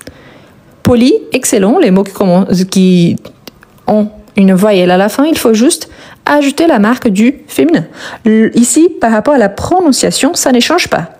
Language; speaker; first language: French; native; French